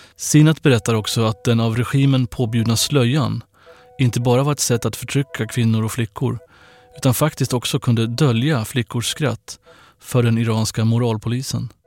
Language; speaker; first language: Swedish; native; Swedish